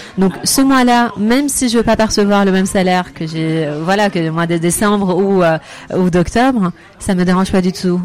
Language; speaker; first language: French; non-native, fluent; Arabic